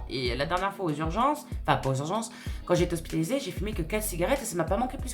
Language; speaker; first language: French; native; French